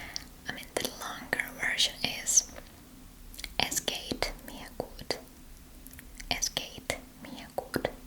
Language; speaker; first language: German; non-native, fluent; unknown